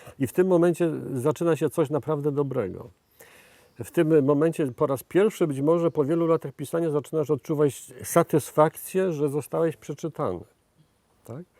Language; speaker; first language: Polish; native; Polish